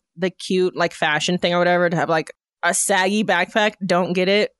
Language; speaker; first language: English; native; English